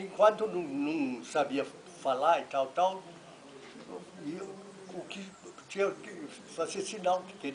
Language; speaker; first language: Portuguese; non-native, fluent; Italian